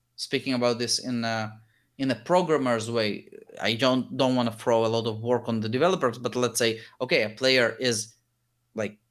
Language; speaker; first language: English; early bilingual, other home language; Hebrew